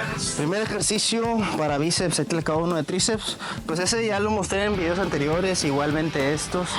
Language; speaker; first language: Spanish; native; Spanish